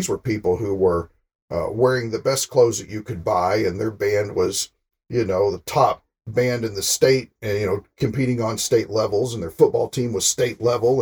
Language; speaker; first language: English; native; English